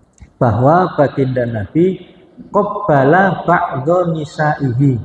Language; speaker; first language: Indonesian; non-native, local second language; Javanese